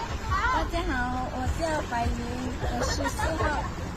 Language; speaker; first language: Chinese; non-native, learner; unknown